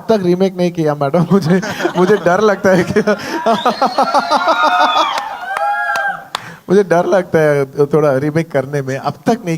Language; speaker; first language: Hindi; non-native, local second language; Telugu